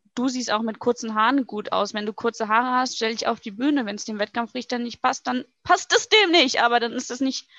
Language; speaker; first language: German; native; German